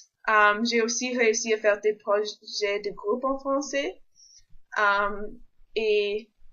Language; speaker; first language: French; non-native, local second language; English